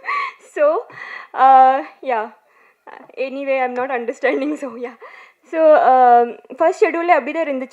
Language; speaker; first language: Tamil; non-native, learner; Bangla